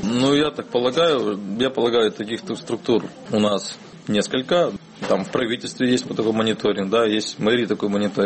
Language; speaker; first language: Russian; native; Russian